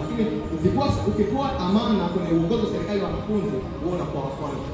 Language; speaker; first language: Swahili; native; Swahili